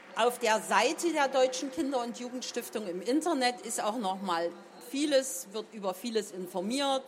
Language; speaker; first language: German; native; German